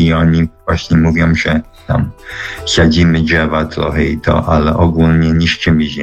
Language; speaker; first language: Polish; early bilingual, heritage; Polish